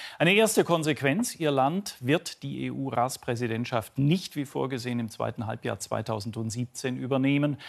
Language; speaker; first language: German; native; German